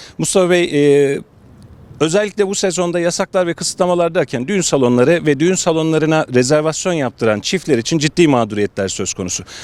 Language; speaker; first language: Turkish; native; Turkish